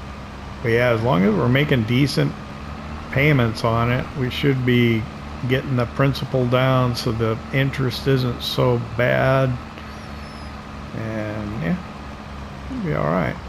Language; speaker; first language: English; native; English